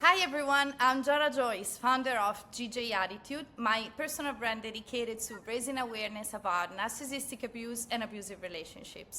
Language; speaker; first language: English; non-native, fluent; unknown